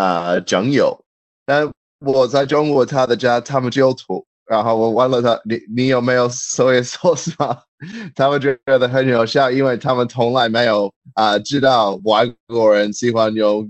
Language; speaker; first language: Chinese; non-native, learner; English